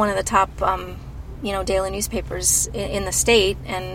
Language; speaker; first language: English; native; English